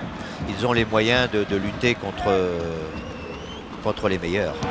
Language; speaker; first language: French; native; French